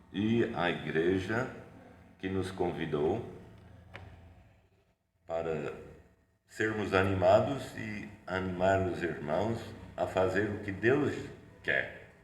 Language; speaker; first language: Portuguese; early bilingual, other home language; English